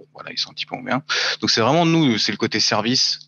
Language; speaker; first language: French; native; French